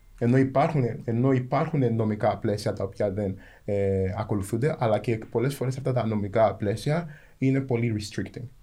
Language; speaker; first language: Greek; early bilingual, other home language; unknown